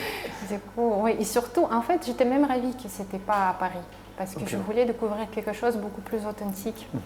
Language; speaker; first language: French; non-native, fluent; Russian